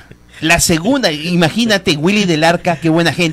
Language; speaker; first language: Spanish; native; Spanish